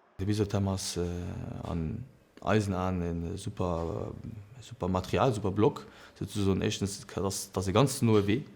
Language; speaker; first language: Luxembourgish; early bilingual, other home language; Portuguese